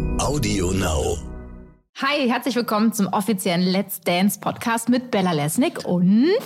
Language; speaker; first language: German; native; German